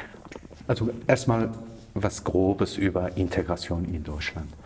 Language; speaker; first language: German; non-native, fluent; Kurdish